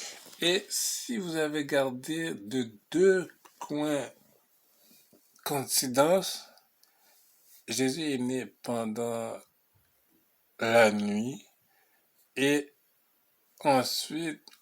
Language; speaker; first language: French; non-native, local second language; Haitian Creole